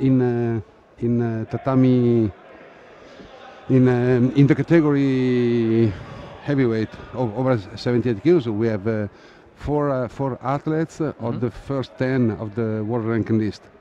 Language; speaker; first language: English; non-native, fluent; Italian